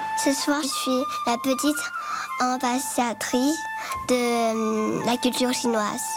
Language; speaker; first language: French; early bilingual, other home language; Chinese